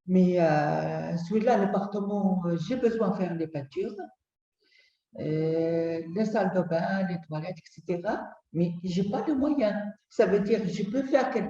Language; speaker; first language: French; non-native, learner; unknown